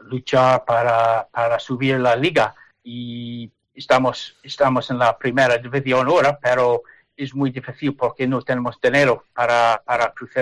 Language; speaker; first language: Spanish; non-native, learner; English